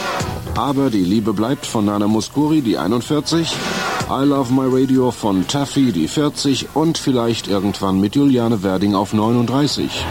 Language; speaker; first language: German; native; German